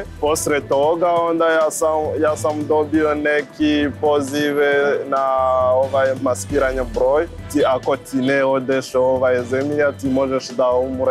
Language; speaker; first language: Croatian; non-native, learner; Rundi